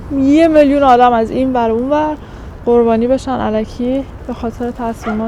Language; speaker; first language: Persian; native; Persian